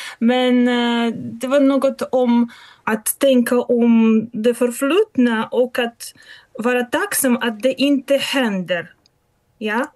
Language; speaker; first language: Swedish; non-native, fluent; Russian